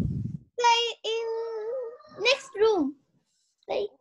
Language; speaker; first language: English; non-native, learner; Vietnamese